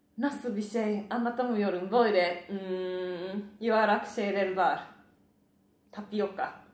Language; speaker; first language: Turkish; non-native, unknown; Japanese